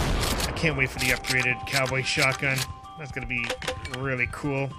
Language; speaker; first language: English; native; English